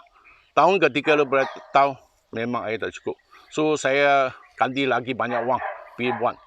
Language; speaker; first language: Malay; non-native, local second language; Chinese